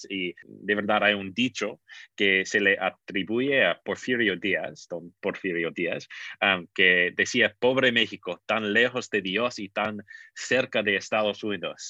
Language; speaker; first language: Spanish; non-native, fluent; English